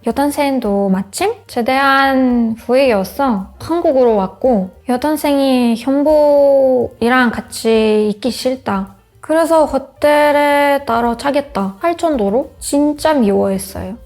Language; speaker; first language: Korean; non-native, learner; Hebrew